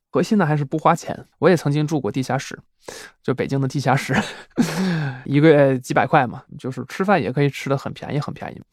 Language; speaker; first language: Chinese; non-native, fluent; Swiss German